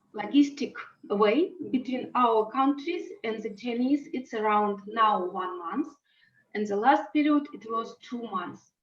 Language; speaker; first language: English; non-native, learner; Russian